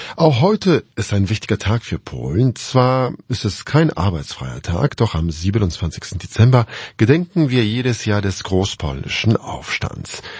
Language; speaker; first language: German; non-native, fluent; Polish